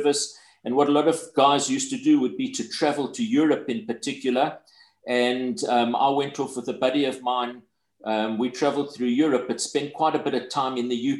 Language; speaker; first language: English; native; English